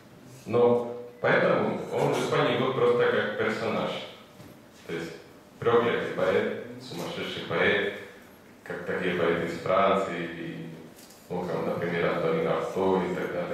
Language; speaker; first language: Russian; non-native, fluent; Spanish